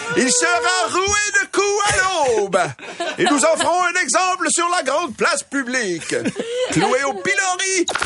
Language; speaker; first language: French; native; French